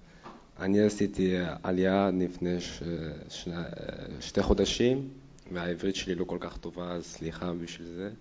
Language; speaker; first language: Hebrew; non-native, learner; Dutch